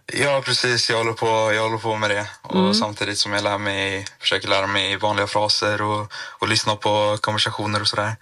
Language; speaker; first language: Swedish; native; Swedish